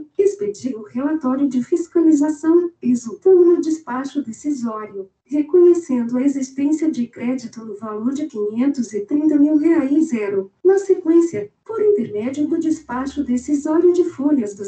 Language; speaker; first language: Portuguese; native; Portuguese